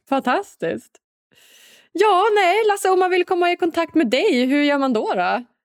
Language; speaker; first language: Swedish; native; Swedish